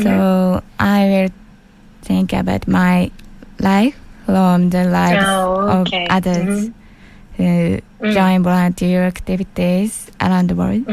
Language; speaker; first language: English; non-native, learner; Japanese